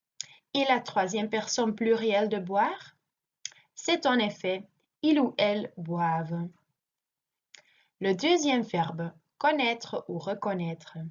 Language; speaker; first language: French; non-native, learner; Dutch